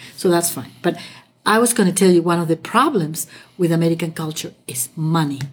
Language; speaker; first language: English; non-native, fluent; Spanish